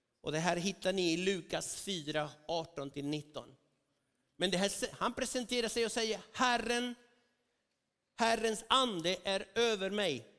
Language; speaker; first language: Swedish; non-native, fluent; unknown